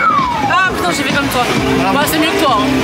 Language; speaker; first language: French; native; French